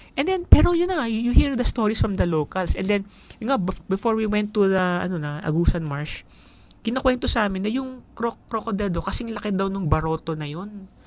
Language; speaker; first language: Filipino; native; Filipino